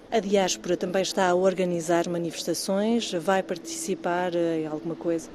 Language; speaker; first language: Portuguese; native; Portuguese